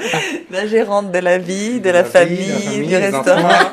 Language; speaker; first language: French; native; French